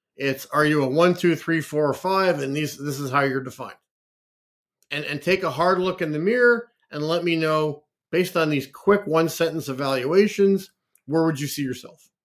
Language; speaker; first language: English; native; English